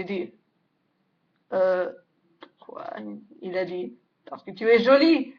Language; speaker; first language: French; non-native, learner; English